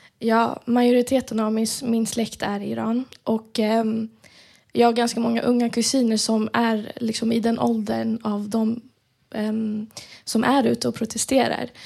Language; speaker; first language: Swedish; early bilingual, other home language; Persian